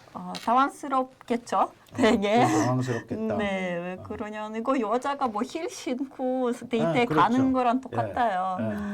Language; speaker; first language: Korean; non-native, fluent; Russian